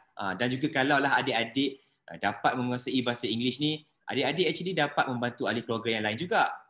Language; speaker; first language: Malay; native; Malay